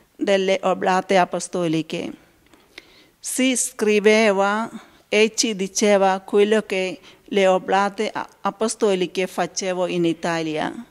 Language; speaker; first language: Italian; non-native, learner; Malayalam